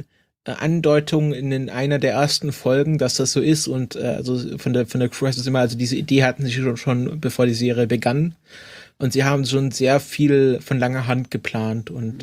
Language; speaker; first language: German; native; German